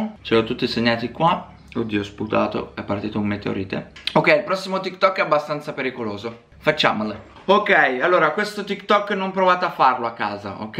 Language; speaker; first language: Italian; native; Italian